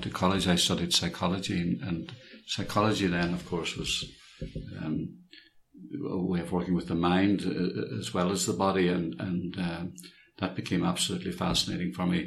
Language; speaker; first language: English; native; English